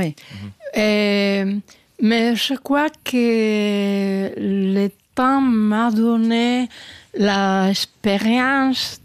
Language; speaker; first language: French; non-native, learner; Spanish